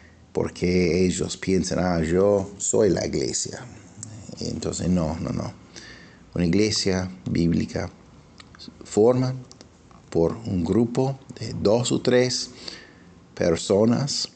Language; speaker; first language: Spanish; non-native, fluent; English